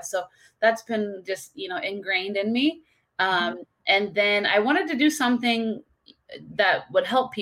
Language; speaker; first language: English; native; English